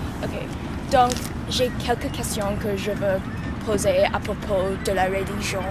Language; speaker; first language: French; non-native, learner; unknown